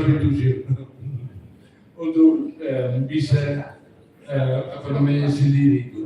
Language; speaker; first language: Indonesian; non-native, fluent; German